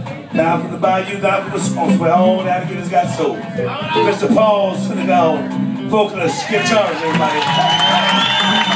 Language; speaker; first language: English; early bilingual, other home language; French